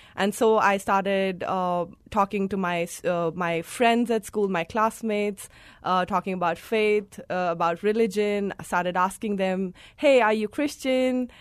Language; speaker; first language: English; non-native, local second language; Hindi